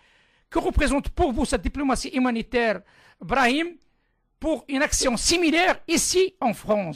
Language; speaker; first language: French; non-native, local second language; Arabic